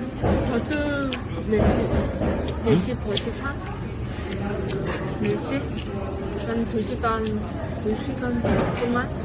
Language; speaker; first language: Korean; non-native, learner; Vietnamese